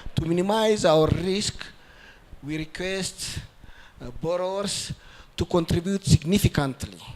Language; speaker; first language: English; non-native, local second language; Amharic